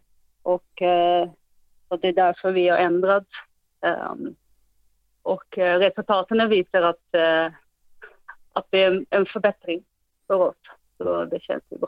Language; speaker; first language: Swedish; non-native, fluent; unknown